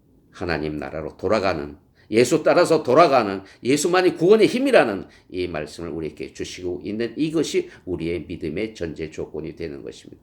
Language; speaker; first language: Korean; native; Korean